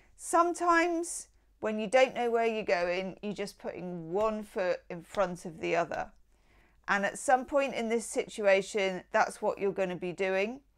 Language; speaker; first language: English; native; English